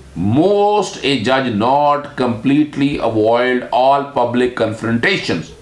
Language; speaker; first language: English; non-native, local second language; Urdu